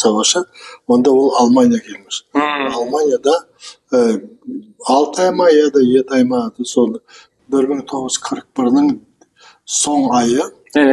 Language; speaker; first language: Turkish; non-native, learner; Kazakh